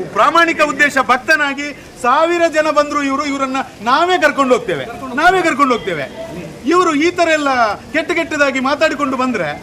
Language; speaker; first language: Kannada; non-native, local second language; Malayalam